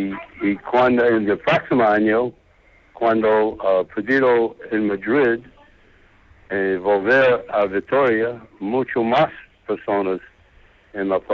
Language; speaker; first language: Spanish; non-native, learner; English